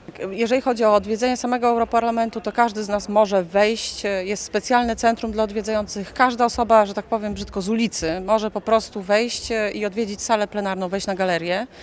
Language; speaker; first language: Polish; native; Polish